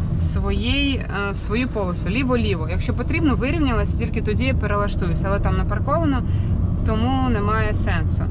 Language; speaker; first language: Ukrainian; non-native, local second language; Russian